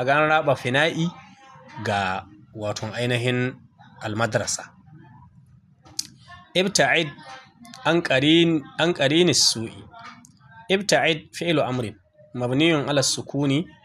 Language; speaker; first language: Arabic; non-native, fluent; Hausa